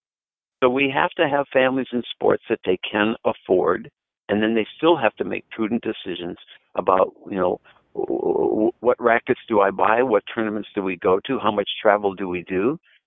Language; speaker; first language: English; native; English